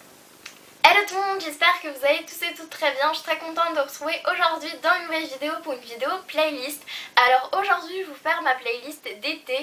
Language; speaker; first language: French; native; French